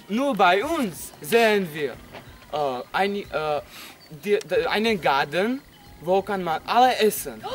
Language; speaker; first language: German; non-native, learner; Czech